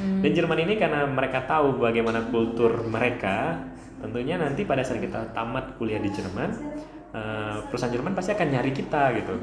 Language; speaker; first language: Indonesian; non-native, local second language; Achinese